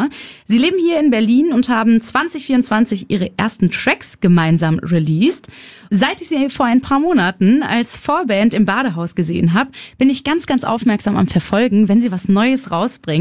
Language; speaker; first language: German; native; German